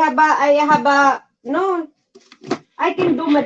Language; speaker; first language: English; non-native, learner; Filipino